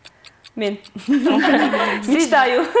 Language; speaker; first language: Russian; non-native, local second language; Kyrgyz